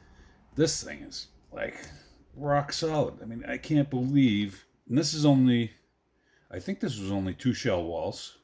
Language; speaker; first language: English; native; English